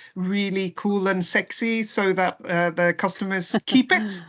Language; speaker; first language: English; non-native, fluent; Norwegian